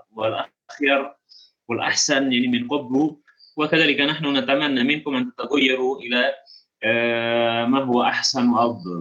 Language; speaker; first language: Arabic; non-native, fluent; Indonesian